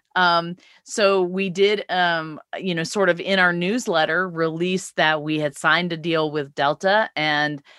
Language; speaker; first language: English; native; English